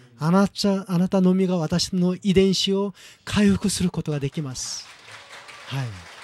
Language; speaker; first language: Japanese; non-native, fluent; Korean